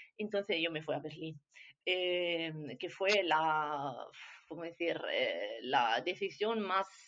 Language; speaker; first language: Spanish; non-native, fluent; Italian